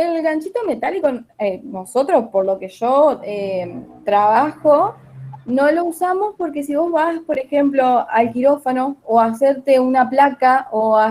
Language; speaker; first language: Spanish; native; Spanish